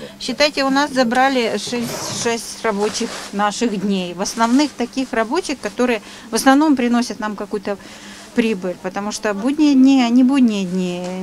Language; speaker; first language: Russian; native; Russian